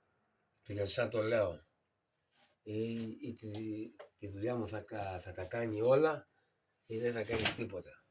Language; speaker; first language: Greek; early bilingual, heritage; Greek